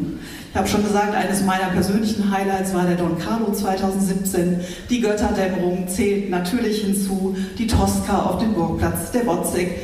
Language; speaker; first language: German; native; German